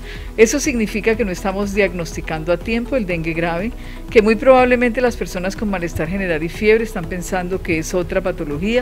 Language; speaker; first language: Spanish; native; Spanish